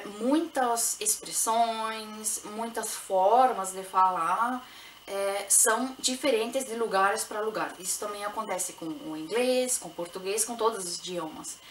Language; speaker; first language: Portuguese; non-native, local second language; Plautdietsch